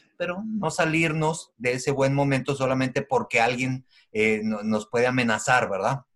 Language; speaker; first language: Spanish; native; Spanish